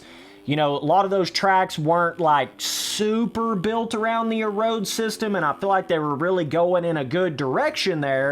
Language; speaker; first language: English; native; English